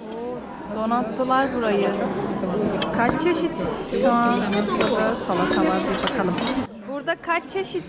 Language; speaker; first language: Turkish; early bilingual, heritage; Turkish